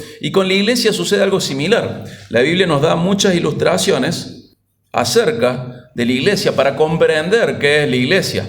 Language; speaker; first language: Spanish; native; Spanish